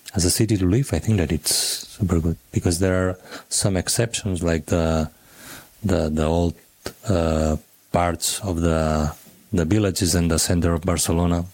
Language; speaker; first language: English; non-native, fluent; Catalan